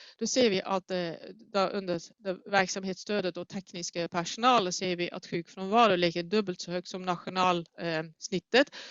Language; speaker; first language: Swedish; non-native, fluent; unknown